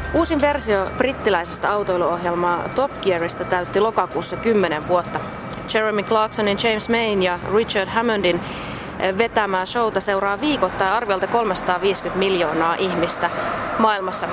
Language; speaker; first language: Finnish; native; Finnish